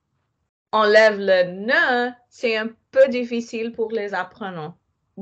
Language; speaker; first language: French; non-native, fluent; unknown